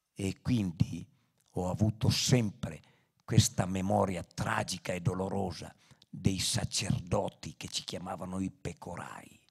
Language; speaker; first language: Italian; native; Italian